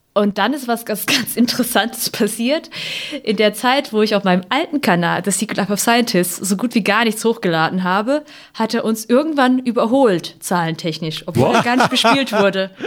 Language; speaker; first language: German; native; German